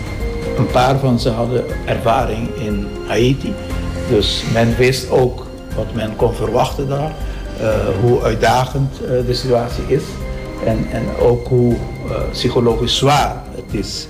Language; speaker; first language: Dutch; non-native, local second language; Papiamento